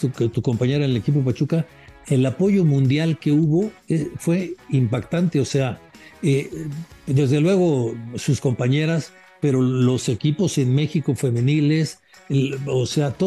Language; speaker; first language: Spanish; native; Spanish